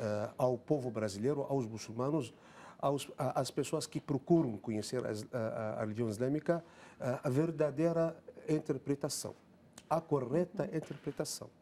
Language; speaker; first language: Portuguese; non-native, fluent; Arabic